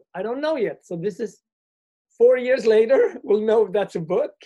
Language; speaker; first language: English; early bilingual, other home language; Swedish